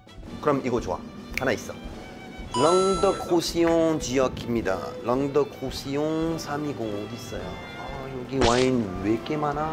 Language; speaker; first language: Korean; non-native, learner; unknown